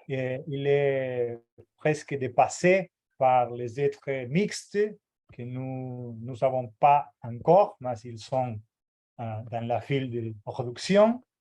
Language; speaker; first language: French; non-native, fluent; Portuguese